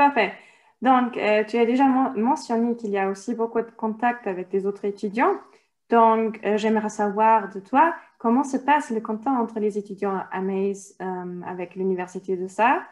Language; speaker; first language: French; non-native, fluent; German